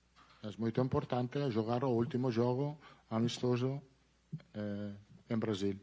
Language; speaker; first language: Portuguese; non-native, learner; Italian